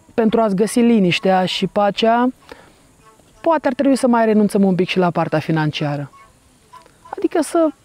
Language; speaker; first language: Romanian; native; Romanian